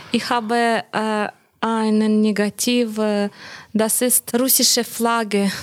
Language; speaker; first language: German; non-native, learner; Ukrainian